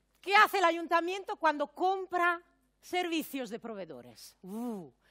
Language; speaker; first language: Spanish; non-native, fluent; German